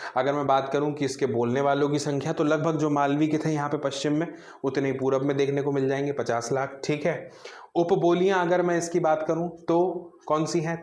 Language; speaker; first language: Hindi; native; Hindi